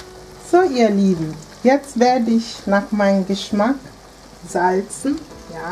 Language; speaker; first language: German; non-native, fluent; Akan